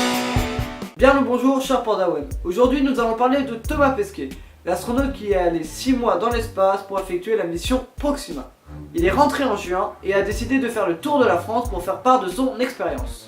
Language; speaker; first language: French; native; French